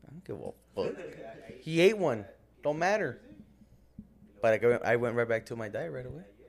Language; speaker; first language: English; early bilingual, other home language; Spanish